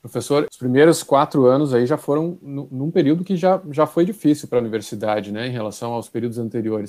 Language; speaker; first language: Portuguese; native; Portuguese